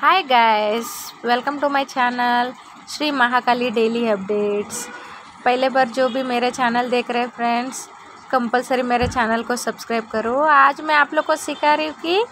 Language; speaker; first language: Hindi; non-native, local second language; Telugu